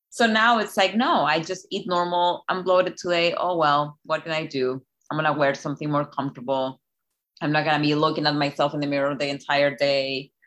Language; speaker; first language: English; non-native, fluent; Spanish